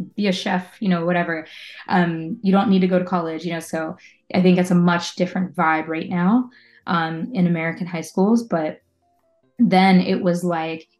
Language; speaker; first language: English; native; English